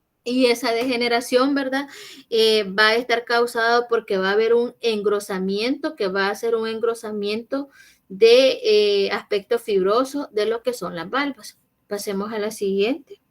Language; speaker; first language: Spanish; native; Spanish